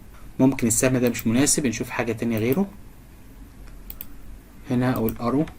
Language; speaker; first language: Arabic; native; Arabic